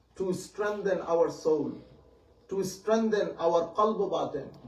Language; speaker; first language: English; non-native, local second language; Bangla